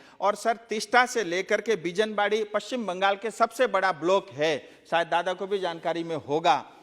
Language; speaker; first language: Hindi; non-native, local second language; Nepali